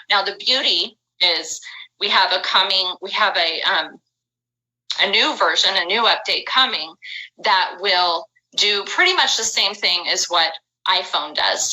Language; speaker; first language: English; native; English